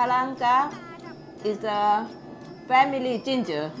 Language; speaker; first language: English; non-native, learner; Thai